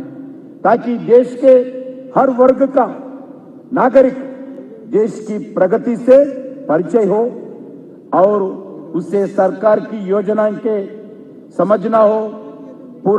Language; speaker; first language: Hindi; non-native, local second language; Telugu